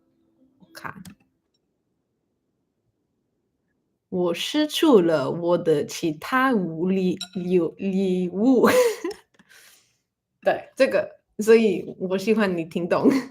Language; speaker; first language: Chinese; non-native, learner; English